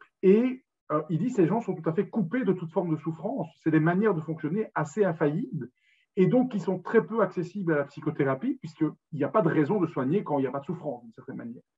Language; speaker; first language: French; native; French